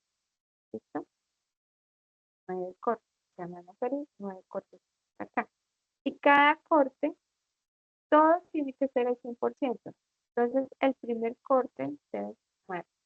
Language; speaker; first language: Spanish; native; Spanish